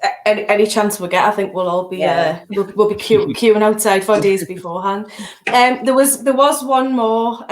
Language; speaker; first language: English; native; English